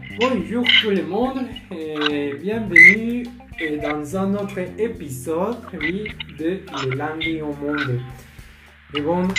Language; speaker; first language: French; non-native, learner; Spanish